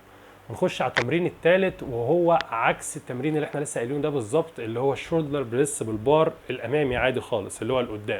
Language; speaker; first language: Arabic; native; Arabic